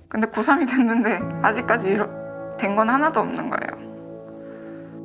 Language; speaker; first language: Korean; early bilingual, other home language; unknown